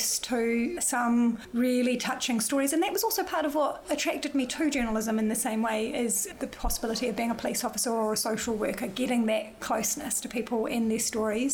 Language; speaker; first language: English; native; English